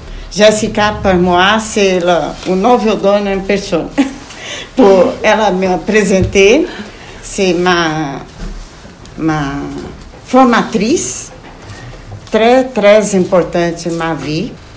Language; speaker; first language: French; non-native, learner; Portuguese